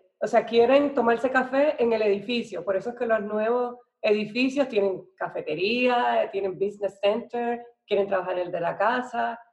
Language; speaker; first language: Spanish; native; Spanish